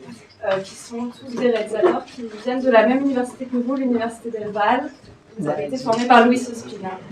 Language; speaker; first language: French; native; French